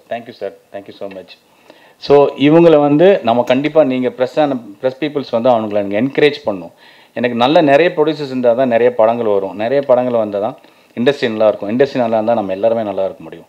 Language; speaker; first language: Tamil; native; Tamil